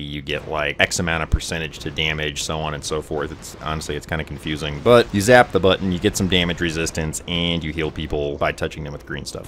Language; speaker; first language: English; native; English